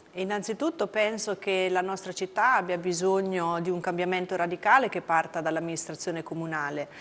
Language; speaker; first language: Italian; native; Italian